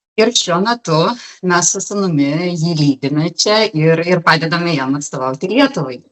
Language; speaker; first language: Lithuanian; non-native, local second language; Polish